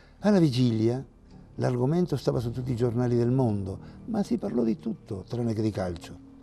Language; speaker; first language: Italian; non-native, fluent; Spanish